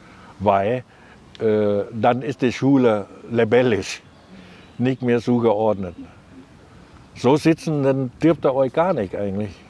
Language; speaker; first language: German; non-native, learner; Thai